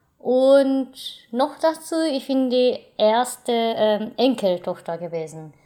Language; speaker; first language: German; non-native, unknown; Japanese